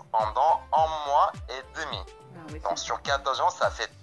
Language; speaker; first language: French; non-native, fluent; Korean